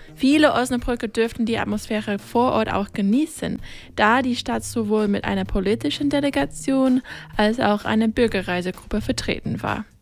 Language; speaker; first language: German; non-native, fluent; English